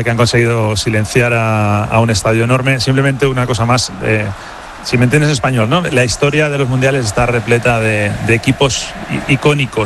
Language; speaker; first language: Spanish; native; Spanish